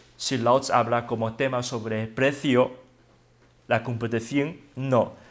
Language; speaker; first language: Spanish; non-native, learner; Wu Chinese